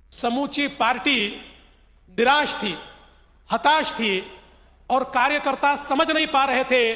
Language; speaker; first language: Hindi; non-native, local second language; Marathi